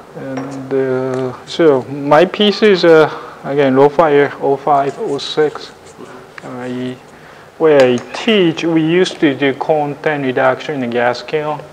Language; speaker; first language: English; non-native, fluent; Japanese